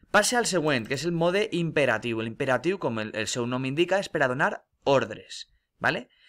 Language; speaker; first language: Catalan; non-native, local second language; Spanish